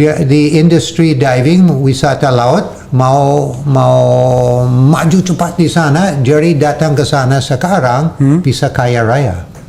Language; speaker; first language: Indonesian; non-native, fluent; English